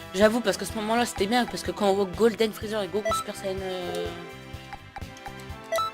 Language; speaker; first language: French; native; French